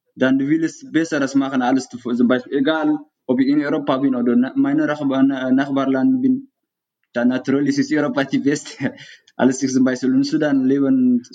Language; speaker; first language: German; non-native, fluent; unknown